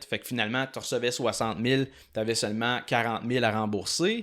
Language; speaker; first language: French; native; French